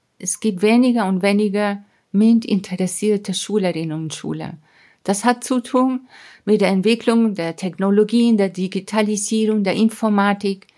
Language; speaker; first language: German; non-native, fluent; Spanish